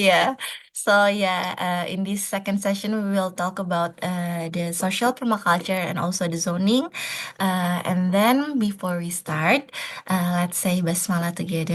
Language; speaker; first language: English; non-native, fluent; Indonesian